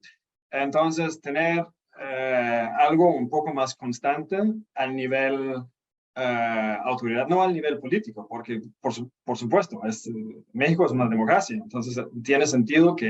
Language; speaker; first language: Spanish; non-native, fluent; Danish